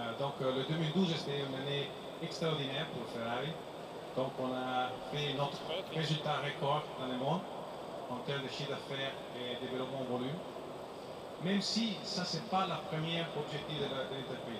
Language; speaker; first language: French; non-native, fluent; Italian